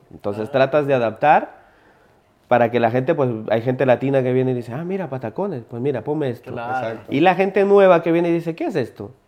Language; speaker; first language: Spanish; native; Spanish